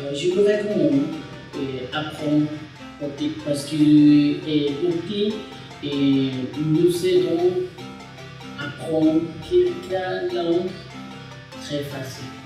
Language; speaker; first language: French; non-native, learner; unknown